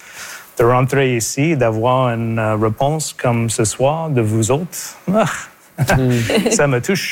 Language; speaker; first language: French; non-native, local second language; English